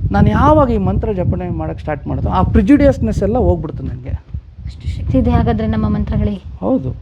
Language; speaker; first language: Kannada; native; Kannada